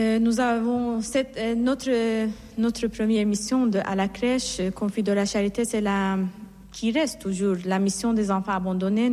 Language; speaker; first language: French; non-native, fluent; Persian